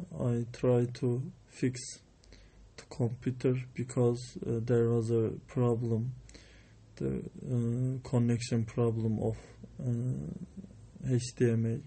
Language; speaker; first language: English; non-native, learner; Turkish